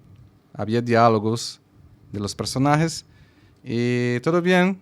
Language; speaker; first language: Spanish; non-native, fluent; Portuguese